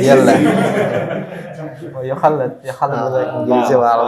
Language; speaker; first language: Arabic; non-native, fluent; Indonesian